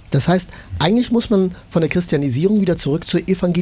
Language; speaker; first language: German; native; German